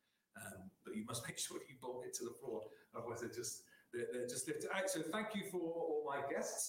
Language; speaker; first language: English; native; English